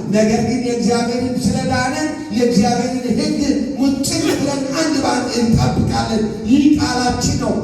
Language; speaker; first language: Amharic; non-native, local second language; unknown